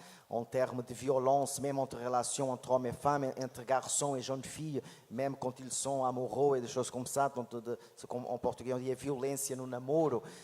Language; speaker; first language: French; non-native, fluent; Portuguese